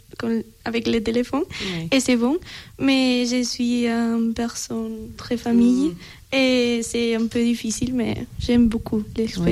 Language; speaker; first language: French; non-native, learner; Spanish